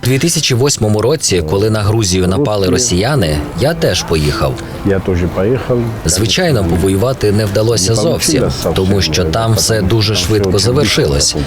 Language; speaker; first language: Ukrainian; non-native, fluent; Georgian